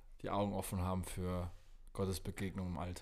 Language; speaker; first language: German; native; German